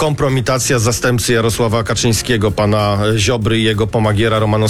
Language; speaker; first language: Polish; native; Polish